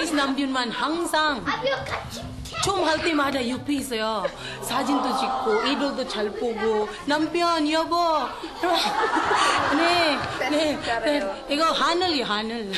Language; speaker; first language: Korean; non-native, learner; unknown